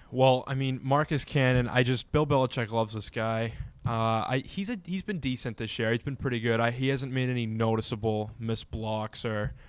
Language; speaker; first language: English; native; English